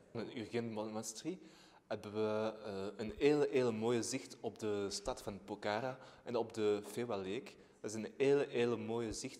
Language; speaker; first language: Dutch; non-native, local second language; French